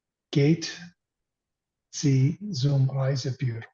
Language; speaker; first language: German; non-native, learner; English